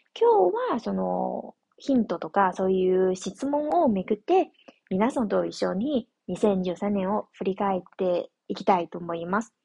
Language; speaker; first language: Japanese; non-native, fluent; Chinese